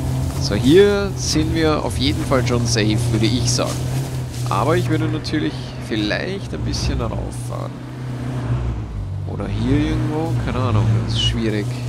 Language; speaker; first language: German; native; German